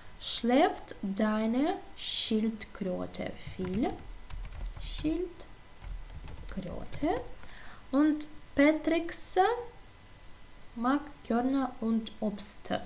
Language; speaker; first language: German; non-native, fluent; Ukrainian